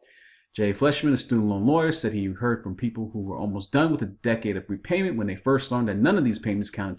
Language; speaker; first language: English; native; English